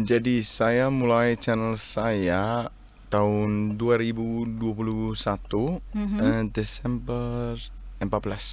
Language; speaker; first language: Indonesian; non-native, learner; Danish